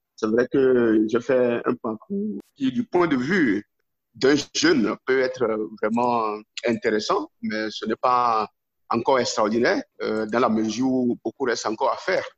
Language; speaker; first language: French; non-native, local second language; Yoruba